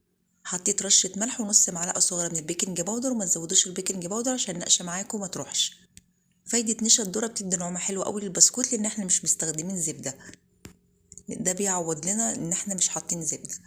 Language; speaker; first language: Arabic; native; Arabic